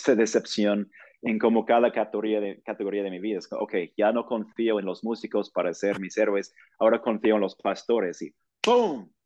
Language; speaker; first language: Spanish; non-native, fluent; English